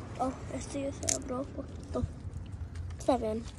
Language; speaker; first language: Spanish; early bilingual, heritage; English